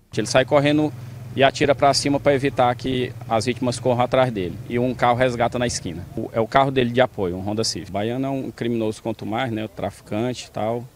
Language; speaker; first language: Portuguese; native; Portuguese